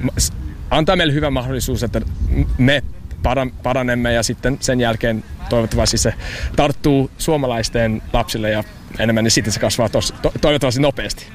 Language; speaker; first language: Finnish; non-native, fluent; English